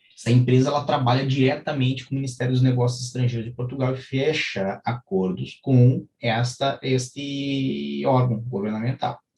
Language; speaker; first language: Portuguese; native; Portuguese